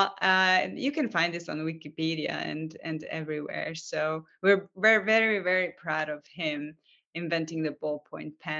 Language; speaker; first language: English; non-native, fluent; Hungarian